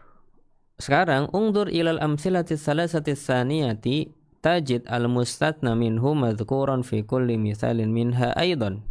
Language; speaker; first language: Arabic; non-native, fluent; Indonesian